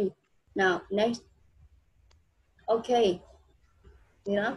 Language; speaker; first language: English; non-native, fluent; Vietnamese